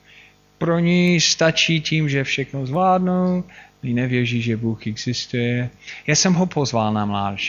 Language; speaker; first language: Czech; non-native, fluent; English